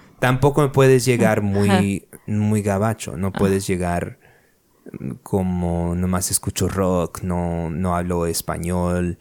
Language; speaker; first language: Spanish; early bilingual, other home language; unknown